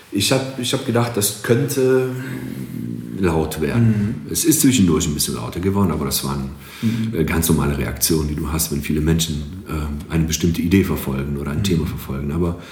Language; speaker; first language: German; non-native, fluent; Greek